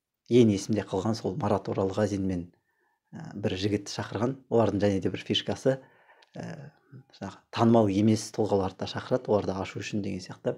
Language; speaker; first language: Kazakh; native; Kazakh